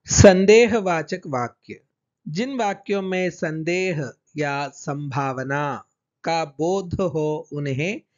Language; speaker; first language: Hindi; non-native, local second language; Telugu